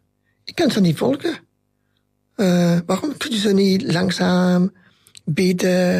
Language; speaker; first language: Dutch; non-native, local second language; French